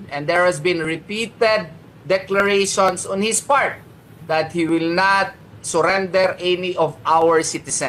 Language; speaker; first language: English; non-native, local second language; Filipino